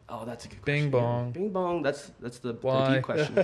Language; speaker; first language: English; native; English